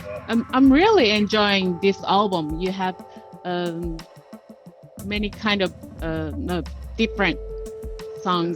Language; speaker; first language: English; non-native, learner; Japanese